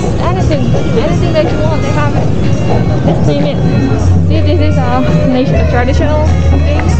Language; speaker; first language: English; non-native, fluent; Indonesian